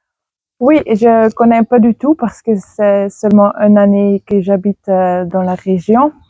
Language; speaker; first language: French; non-native, fluent; Dutch